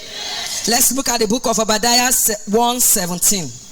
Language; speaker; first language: English; non-native, local second language; Yoruba